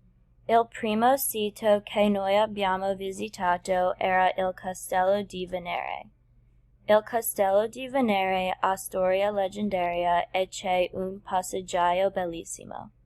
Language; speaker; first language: Italian; non-native, learner; English